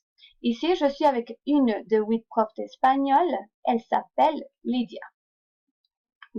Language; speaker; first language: French; non-native, fluent; Spanish